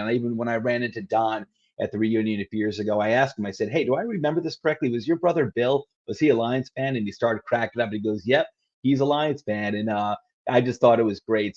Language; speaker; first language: English; native; English